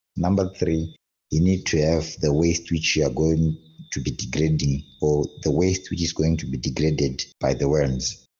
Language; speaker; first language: English; non-native, local second language; Shona